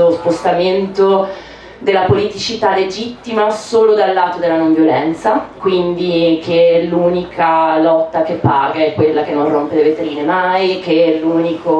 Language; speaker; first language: Italian; native; Italian